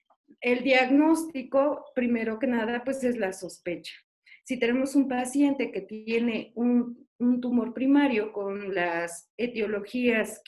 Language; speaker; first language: Spanish; native; Spanish